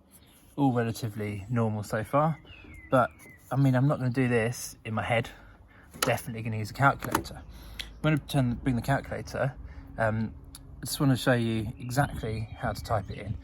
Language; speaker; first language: English; native; English